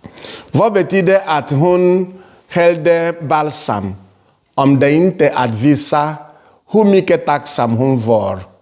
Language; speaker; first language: Swedish; non-native, fluent; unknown